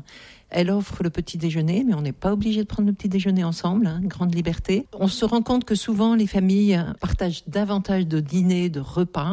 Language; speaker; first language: French; native; French